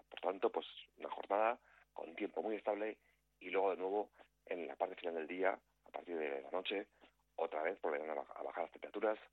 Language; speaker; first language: Spanish; native; Spanish